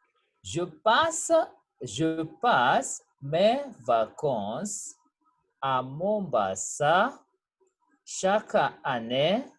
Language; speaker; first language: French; non-native, learner; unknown